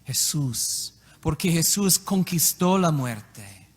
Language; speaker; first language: Spanish; non-native, learner; English